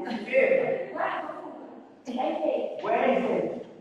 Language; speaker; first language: English; non-native, learner; Vietnamese